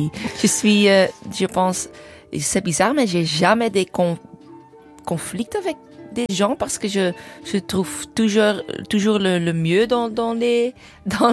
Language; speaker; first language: French; non-native, learner; English